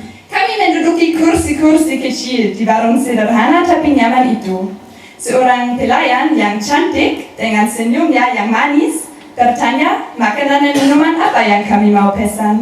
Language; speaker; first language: Indonesian; non-native, learner; German